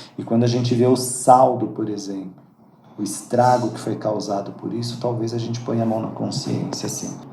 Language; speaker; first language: Portuguese; native; Portuguese